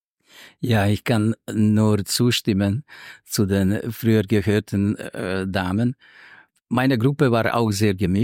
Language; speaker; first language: German; non-native, fluent; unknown